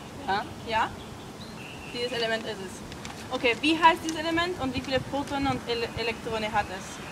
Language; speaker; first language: German; non-native, learner; Spanish